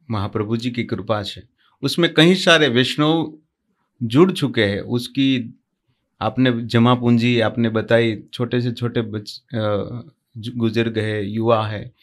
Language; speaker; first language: Hindi; non-native, local second language; Gujarati